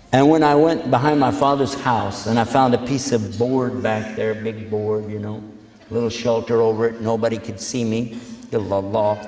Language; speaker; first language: English; native; English